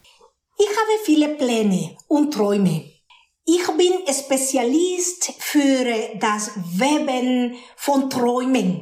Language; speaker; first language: German; non-native, learner; Spanish